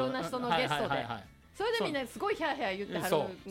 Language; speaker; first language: Japanese; native; Japanese